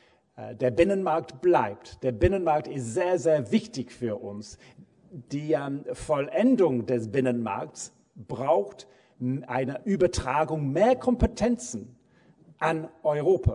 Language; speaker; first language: German; non-native, fluent; English